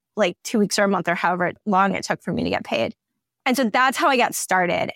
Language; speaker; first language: English; native; English